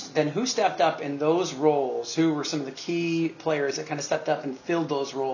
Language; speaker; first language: English; native; English